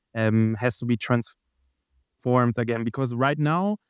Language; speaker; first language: English; non-native, fluent; German